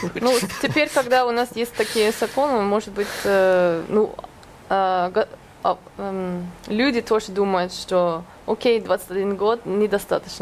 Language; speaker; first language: Russian; non-native, fluent; Norwegian